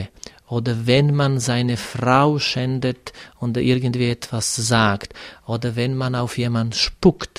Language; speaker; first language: German; non-native, fluent; Serbian